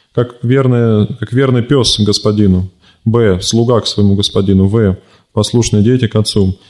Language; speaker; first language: Russian; native; Russian